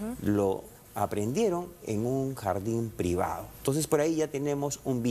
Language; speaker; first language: Spanish; native; Spanish